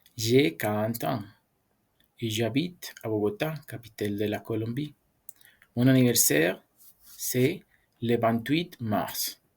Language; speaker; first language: French; non-native, learner; Spanish